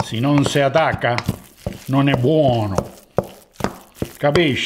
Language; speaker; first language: Italian; non-native, fluent; Spanish